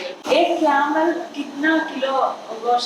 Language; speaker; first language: Hindi; non-native, local second language; Malayalam